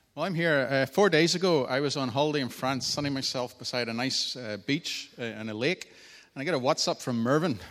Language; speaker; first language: English; native; English